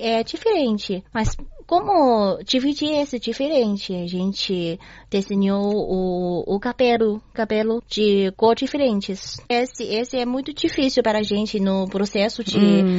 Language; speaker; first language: Portuguese; non-native, learner; Chinese